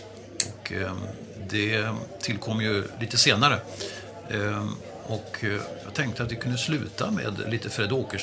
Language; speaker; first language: Swedish; native; Swedish